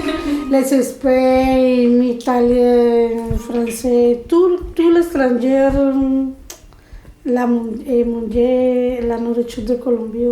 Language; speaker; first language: French; non-native, learner; Spanish